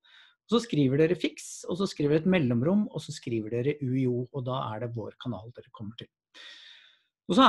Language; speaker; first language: Norwegian; native; Norwegian